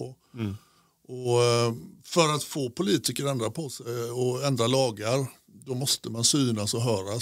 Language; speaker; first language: Swedish; native; Swedish